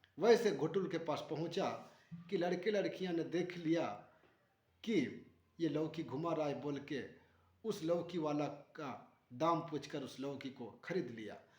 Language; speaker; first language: Hindi; non-native, local second language; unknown